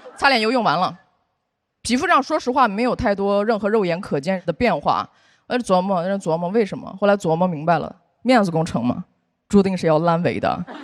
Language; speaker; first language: Chinese; non-native, local second language; Uyghur